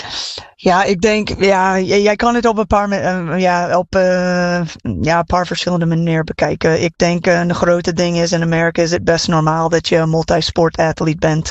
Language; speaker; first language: Dutch; non-native, fluent; English